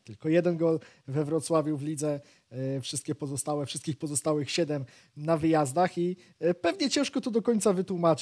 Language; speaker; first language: Polish; native; Polish